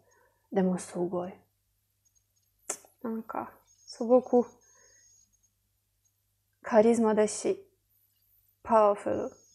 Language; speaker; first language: Japanese; non-native, fluent; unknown